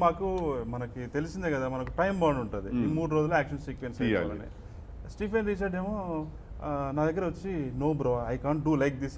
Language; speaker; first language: Telugu; native; Telugu